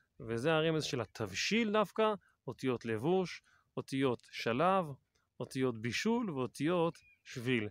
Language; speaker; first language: Hebrew; native; Hebrew